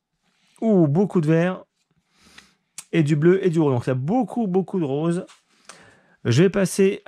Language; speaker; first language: French; native; French